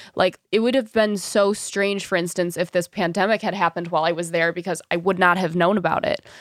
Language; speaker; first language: English; native; English